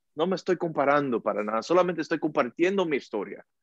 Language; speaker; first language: Spanish; early bilingual, heritage; Spanish